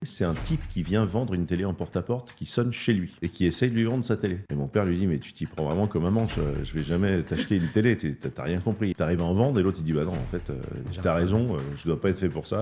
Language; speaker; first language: French; native; French